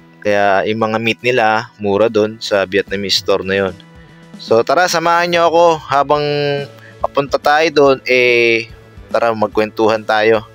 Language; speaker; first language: Filipino; native; Filipino